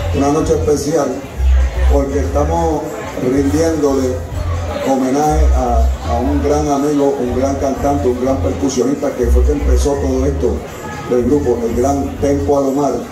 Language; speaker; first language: Spanish; native; Spanish